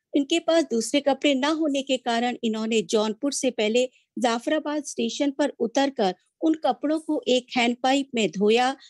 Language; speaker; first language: Hindi; native; Hindi